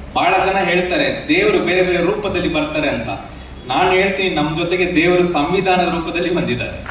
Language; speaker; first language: Kannada; non-native, local second language; Tamil